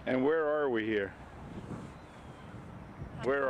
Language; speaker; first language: English; native; English